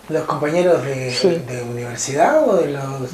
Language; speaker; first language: Spanish; native; Spanish